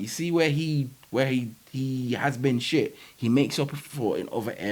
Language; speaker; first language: English; native; English